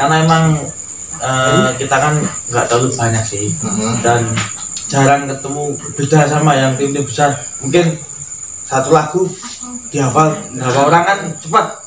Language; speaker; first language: Indonesian; non-native, local second language; Javanese